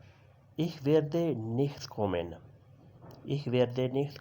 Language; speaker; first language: German; non-native, learner; Urdu